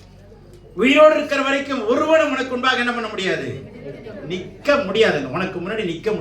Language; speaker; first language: Tamil; native; Tamil